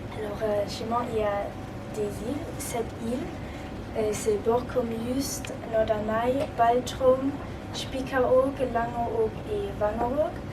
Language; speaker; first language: French; non-native, learner; German